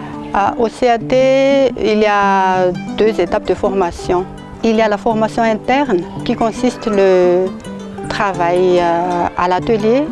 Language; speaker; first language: French; non-native, local second language; Malagasy